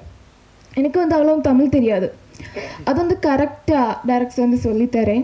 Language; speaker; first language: Tamil; non-native, learner; Malayalam